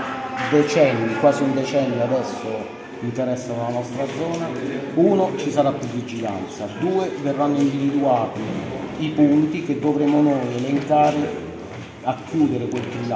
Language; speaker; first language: Italian; native; Italian